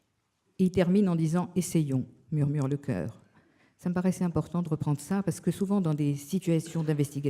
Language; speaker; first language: French; native; French